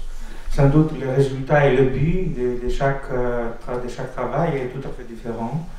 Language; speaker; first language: French; non-native, fluent; Greek